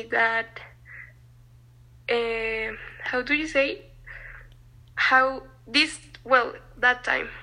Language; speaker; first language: English; non-native, learner; Spanish